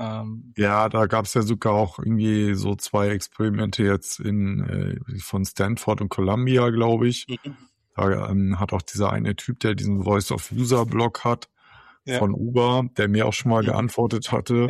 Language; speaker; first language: German; native; German